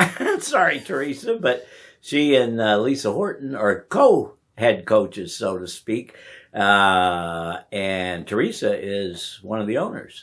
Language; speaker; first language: English; native; English